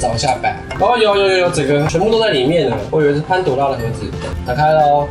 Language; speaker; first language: Chinese; native; Chinese